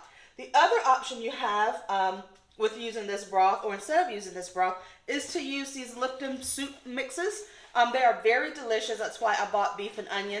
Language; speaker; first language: English; native; English